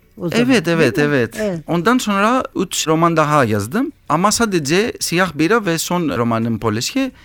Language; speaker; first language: Turkish; non-native, learner; Greek